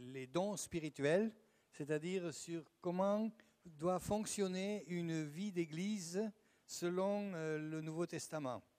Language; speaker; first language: French; native; French